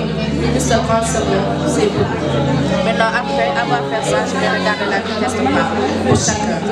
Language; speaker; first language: French; non-native, learner; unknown